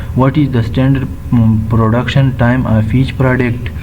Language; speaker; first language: English; non-native, local second language; Urdu